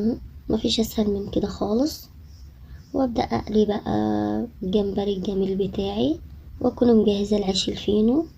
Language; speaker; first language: Arabic; native; Arabic